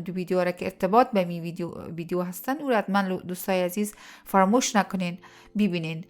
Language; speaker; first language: Persian; native; Persian